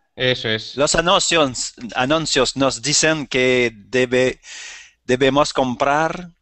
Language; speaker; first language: Spanish; non-native, learner; French